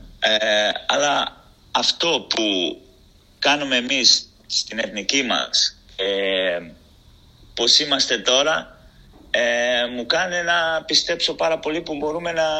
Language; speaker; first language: Greek; non-native, fluent; Portuguese